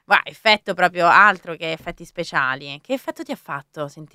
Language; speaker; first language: Italian; native; Italian